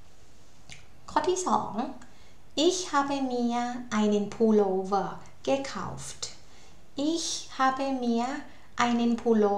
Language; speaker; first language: German; non-native, learner; Thai